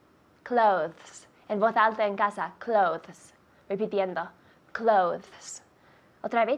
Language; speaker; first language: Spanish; non-native, fluent; English